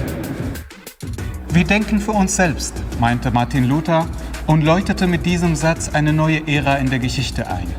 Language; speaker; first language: German; non-native, fluent; Arabic